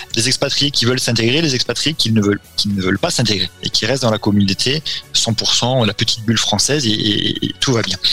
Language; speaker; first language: French; native; French